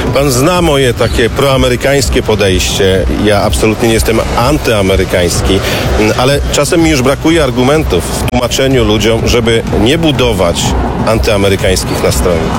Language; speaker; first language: Polish; native; Polish